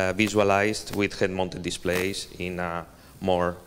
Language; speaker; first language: English; non-native, fluent; Spanish